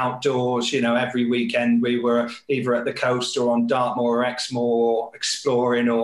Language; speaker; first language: English; native; English